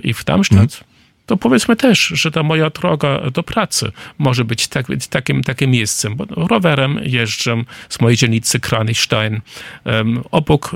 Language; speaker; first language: Polish; non-native, fluent; German